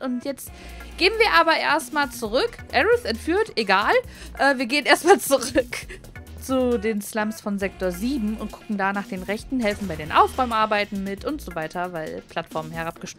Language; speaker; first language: German; native; German